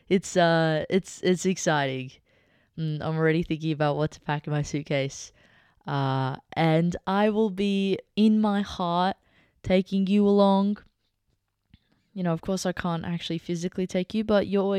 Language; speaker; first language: English; native; English